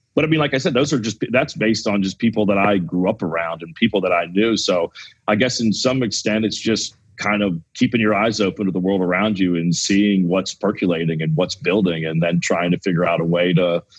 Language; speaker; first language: English; native; English